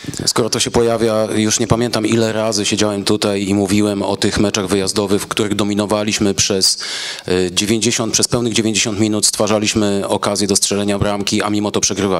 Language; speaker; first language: Polish; native; Polish